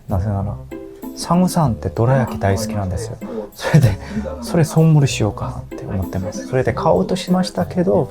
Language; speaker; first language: Japanese; non-native, fluent; Korean